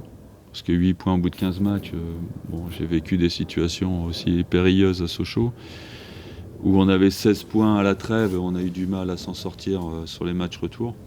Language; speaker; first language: French; native; French